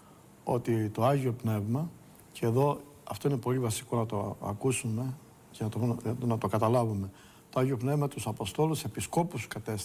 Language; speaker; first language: Greek; native; Greek